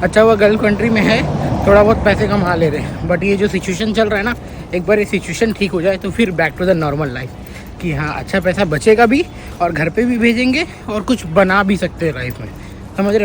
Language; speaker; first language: Hindi; native; Hindi